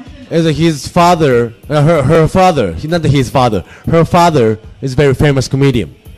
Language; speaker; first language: English; non-native, learner; Japanese